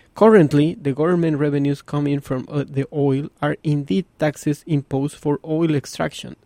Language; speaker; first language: English; non-native, fluent; Spanish